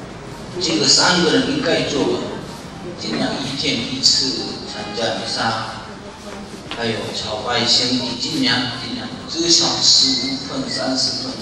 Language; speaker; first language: Chinese; non-native, learner; Korean